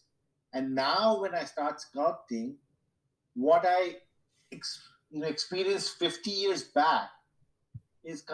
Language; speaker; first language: English; non-native, local second language; Sindhi